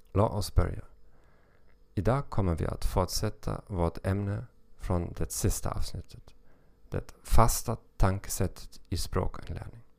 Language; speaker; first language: Swedish; non-native, learner; German